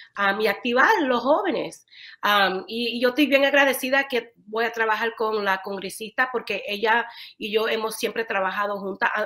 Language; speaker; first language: Spanish; early bilingual, heritage; Spanish